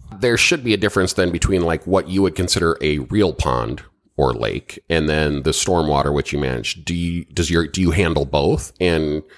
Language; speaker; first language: English; native; English